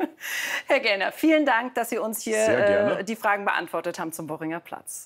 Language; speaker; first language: German; native; German